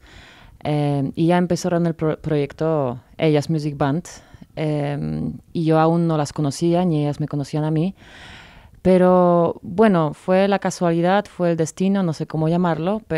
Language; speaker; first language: Spanish; non-native, fluent; Polish